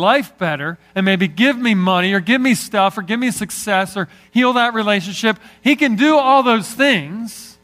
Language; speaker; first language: English; native; English